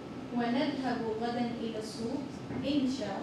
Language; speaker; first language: Arabic; non-native, learner; Urdu